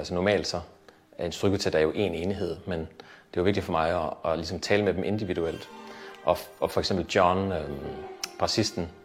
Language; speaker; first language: Danish; native; Danish